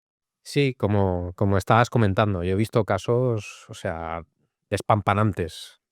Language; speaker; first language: Spanish; native; Spanish